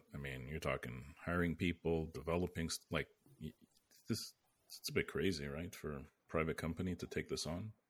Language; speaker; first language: English; native; English